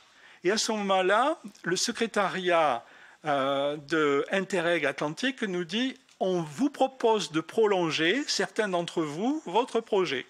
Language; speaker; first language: French; native; French